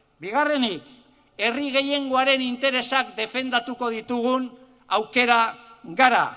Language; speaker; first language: Basque; native; Basque